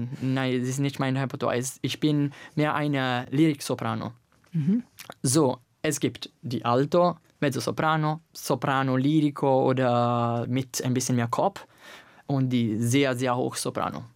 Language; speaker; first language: German; non-native, learner; Italian